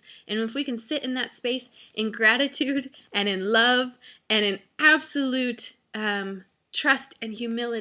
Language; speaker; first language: English; native; English